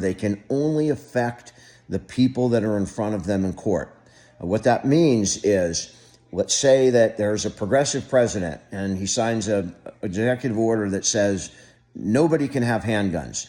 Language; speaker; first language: English; native; English